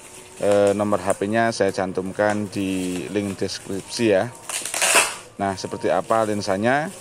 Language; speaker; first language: Indonesian; native; Indonesian